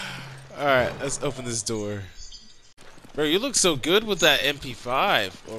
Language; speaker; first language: English; native; English